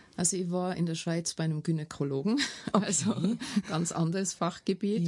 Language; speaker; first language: German; native; German